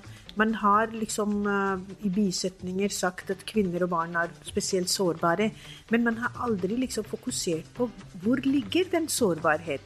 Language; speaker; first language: Norwegian; non-native, fluent; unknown